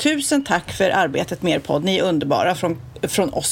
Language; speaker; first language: Swedish; native; Swedish